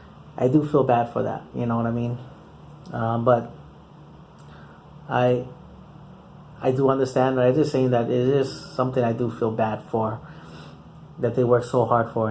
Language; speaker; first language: English; native; English